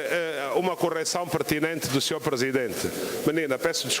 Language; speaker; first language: Portuguese; native; Portuguese